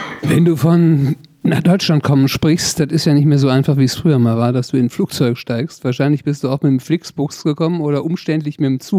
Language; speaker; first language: German; native; German